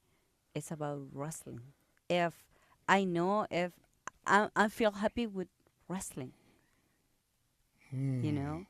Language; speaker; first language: English; non-native, learner; Spanish